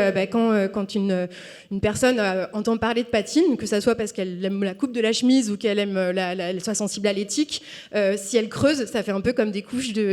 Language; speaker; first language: French; native; French